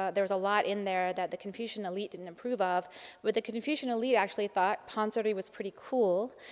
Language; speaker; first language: English; native; English